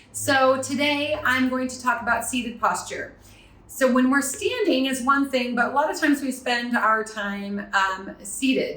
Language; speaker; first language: English; native; English